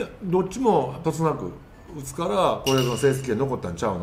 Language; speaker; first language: Japanese; native; Japanese